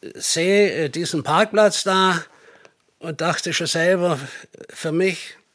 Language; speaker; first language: German; native; German